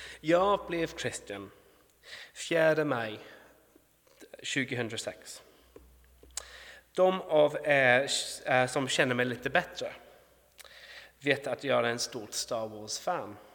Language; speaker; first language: Swedish; non-native, fluent; English